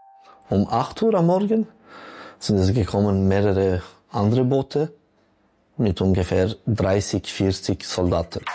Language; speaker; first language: German; non-native, learner; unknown